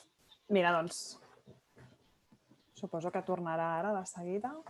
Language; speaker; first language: Catalan; native; Catalan